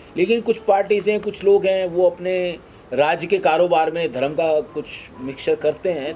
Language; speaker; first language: Hindi; native; Hindi